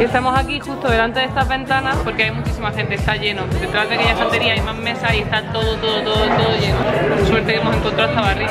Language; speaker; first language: Spanish; native; Spanish